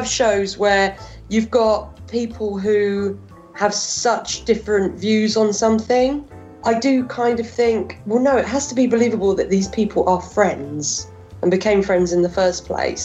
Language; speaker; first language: English; native; English